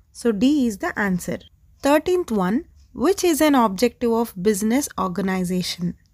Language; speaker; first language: English; non-native, local second language; Telugu